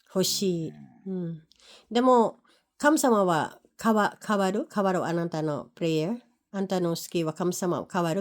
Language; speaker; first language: Japanese; non-native, learner; Filipino